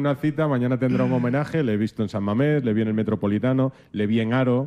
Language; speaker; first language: Spanish; native; Spanish